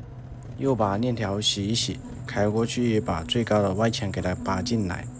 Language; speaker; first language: Chinese; native; Chinese